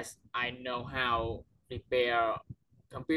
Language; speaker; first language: English; non-native, learner; Vietnamese